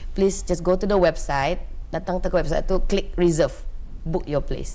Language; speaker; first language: English; non-native, local second language; Malay